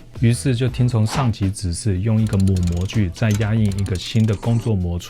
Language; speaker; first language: Chinese; native; Chinese